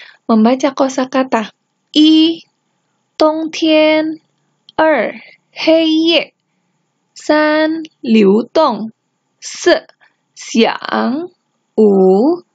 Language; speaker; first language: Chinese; non-native, fluent; Indonesian